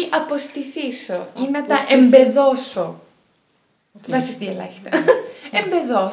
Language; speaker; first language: Greek; native; Greek